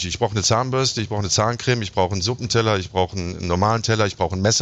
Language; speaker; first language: German; native; German